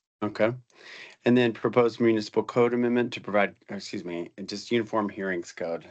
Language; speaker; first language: English; native; English